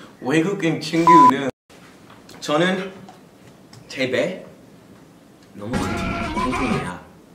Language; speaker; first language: Korean; non-native, learner; English